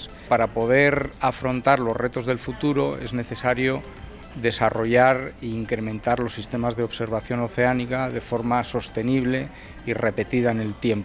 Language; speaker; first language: Spanish; native; Spanish